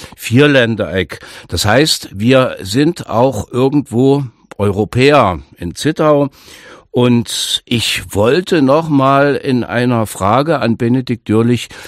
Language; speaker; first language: German; native; German